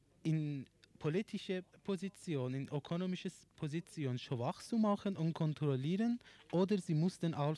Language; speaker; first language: German; non-native, learner; Persian